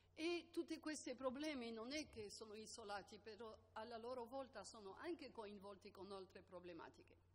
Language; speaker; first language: Italian; non-native, fluent; French